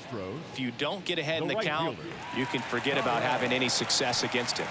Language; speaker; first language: English; native; English